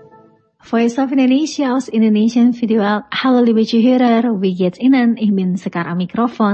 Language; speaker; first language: German; non-native, fluent; Indonesian